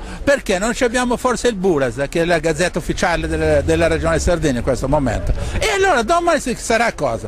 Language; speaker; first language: Italian; non-native, local second language; Sardinian